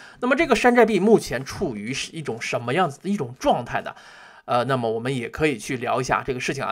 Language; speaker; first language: Chinese; native; Chinese